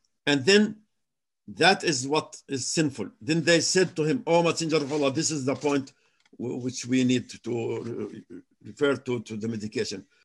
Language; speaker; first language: English; non-native, fluent; Arabic